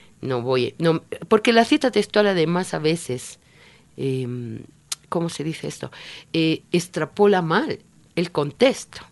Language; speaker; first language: Spanish; non-native, fluent; Italian